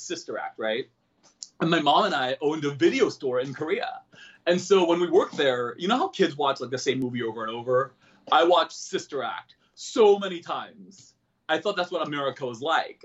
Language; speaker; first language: English; early bilingual, other home language; Korean